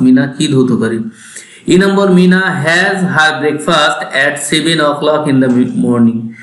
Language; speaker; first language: English; non-native, local second language; Bangla